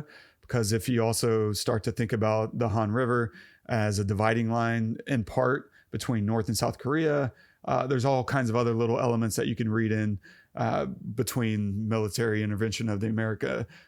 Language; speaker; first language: English; native; English